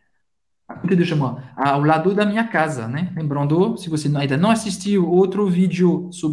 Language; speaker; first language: Portuguese; non-native, fluent; French